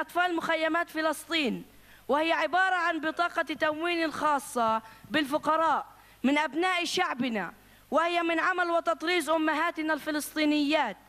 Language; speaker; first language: Arabic; native; Arabic